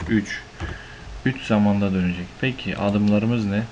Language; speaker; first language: Turkish; native; Turkish